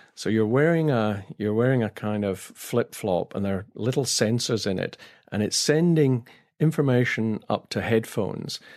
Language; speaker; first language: English; native; English